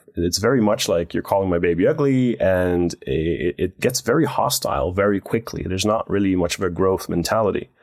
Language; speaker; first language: English; non-native, fluent; Dutch